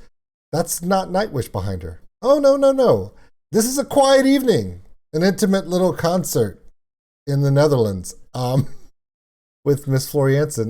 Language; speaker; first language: English; native; English